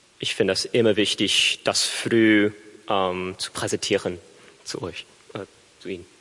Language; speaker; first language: German; non-native, learner; English